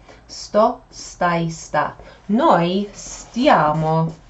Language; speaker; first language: Italian; non-native, fluent; English